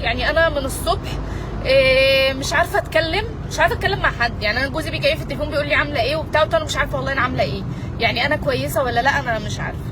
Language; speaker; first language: Arabic; native; Arabic